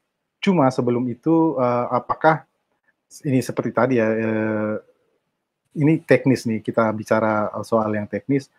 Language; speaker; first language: Indonesian; native; Indonesian